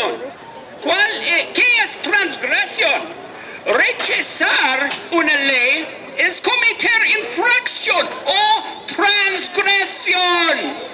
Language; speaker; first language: Spanish; non-native, learner; English